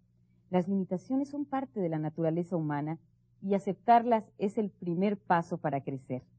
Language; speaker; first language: Spanish; native; Spanish